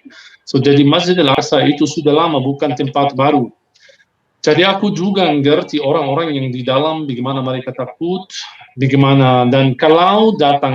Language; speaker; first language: Indonesian; non-native, fluent; Hebrew